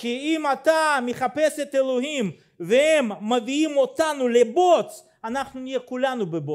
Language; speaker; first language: Hebrew; non-native, fluent; Russian